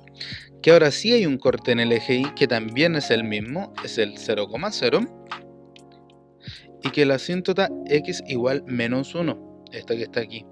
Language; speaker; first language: Spanish; native; Spanish